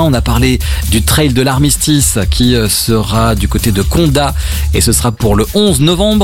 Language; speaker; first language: French; native; French